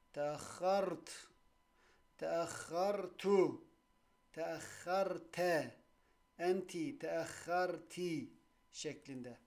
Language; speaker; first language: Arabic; non-native, fluent; Turkish